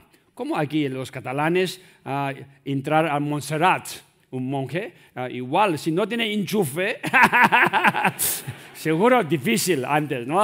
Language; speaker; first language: Spanish; non-native, learner; Tibetan